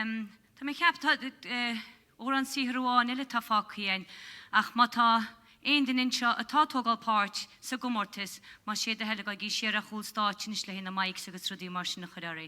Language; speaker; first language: Irish; native; Irish